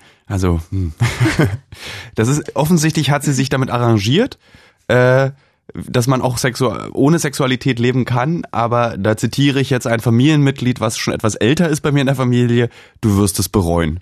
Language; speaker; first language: German; native; German